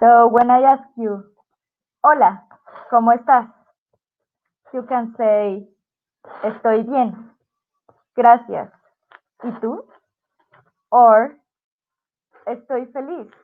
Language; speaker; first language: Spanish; non-native, fluent; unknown